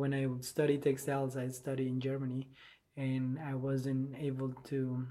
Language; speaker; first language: English; non-native, fluent; Spanish